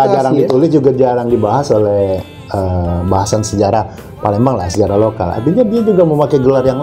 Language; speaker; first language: Indonesian; native; Indonesian